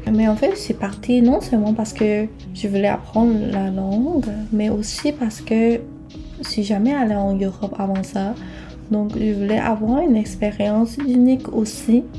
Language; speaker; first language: French; non-native, fluent; Korean